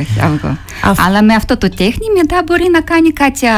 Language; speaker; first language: Greek; non-native, fluent; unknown